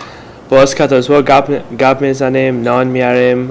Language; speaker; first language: Persian; early bilingual, heritage; Persian